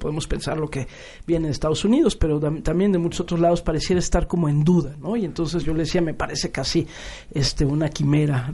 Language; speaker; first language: Spanish; native; Spanish